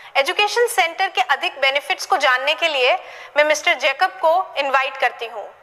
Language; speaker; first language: Hindi; native; Hindi